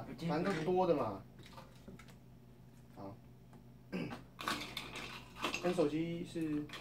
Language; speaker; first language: Chinese; native; Chinese